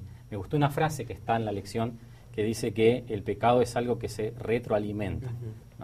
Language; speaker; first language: Spanish; native; Spanish